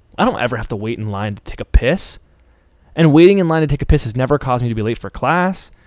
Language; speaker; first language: English; early bilingual, other home language; Persian